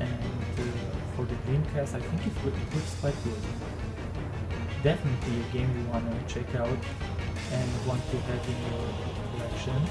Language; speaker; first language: English; non-native, fluent; German